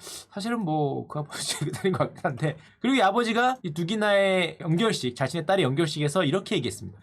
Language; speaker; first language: Korean; native; Korean